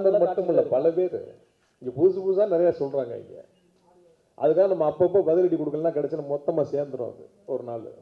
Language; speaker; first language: Tamil; native; Tamil